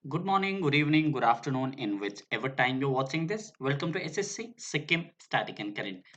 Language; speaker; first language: English; non-native, local second language; Nepali